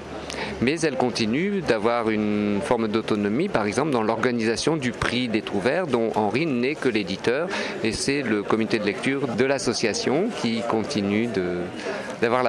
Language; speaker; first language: French; native; French